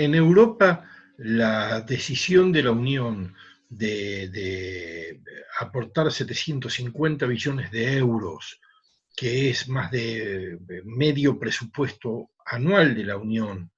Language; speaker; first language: Spanish; native; Spanish